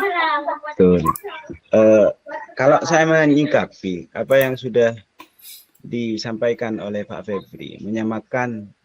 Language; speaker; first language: Indonesian; non-native, local second language; Javanese